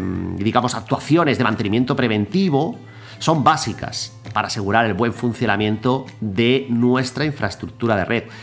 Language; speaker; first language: Spanish; native; Spanish